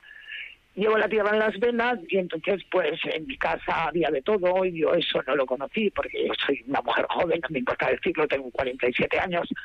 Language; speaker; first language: Spanish; native; Spanish